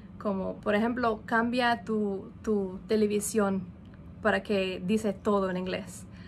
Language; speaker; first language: Spanish; non-native, fluent; English